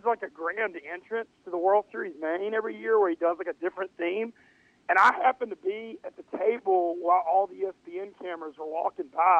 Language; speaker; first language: English; native; English